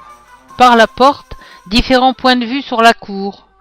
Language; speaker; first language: French; native; French